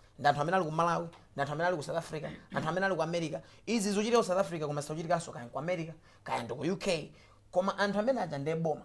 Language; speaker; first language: Nyanja; native; Nyanja